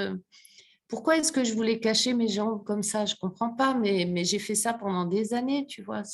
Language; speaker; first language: French; native; French